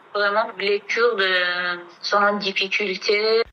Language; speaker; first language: French; non-native, fluent; Kurdish